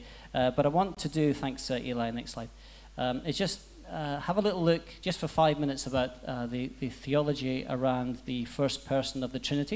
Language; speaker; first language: English; native; English